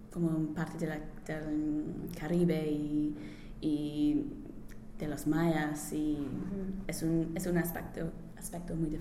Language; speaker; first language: Spanish; non-native, learner; English